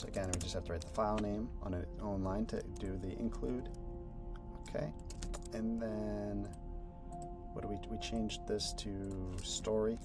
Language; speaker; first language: English; native; English